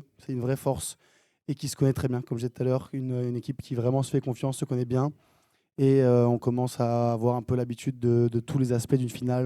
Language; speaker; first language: French; native; French